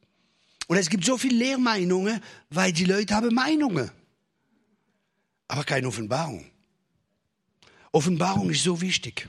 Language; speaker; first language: German; non-native, fluent; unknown